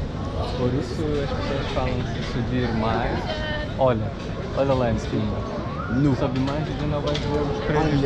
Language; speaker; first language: Portuguese; non-native, fluent; Russian